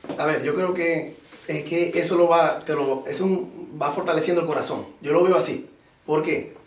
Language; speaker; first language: Spanish; native; Spanish